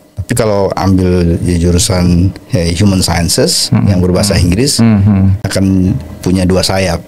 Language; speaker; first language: Indonesian; native; Indonesian